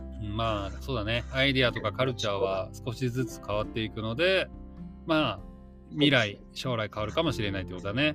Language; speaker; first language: Japanese; native; Japanese